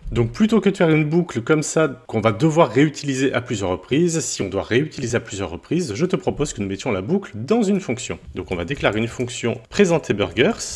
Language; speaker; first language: French; native; French